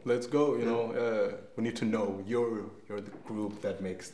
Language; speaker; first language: English; non-native, fluent; Danish